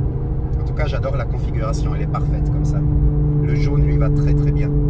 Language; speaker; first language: French; native; French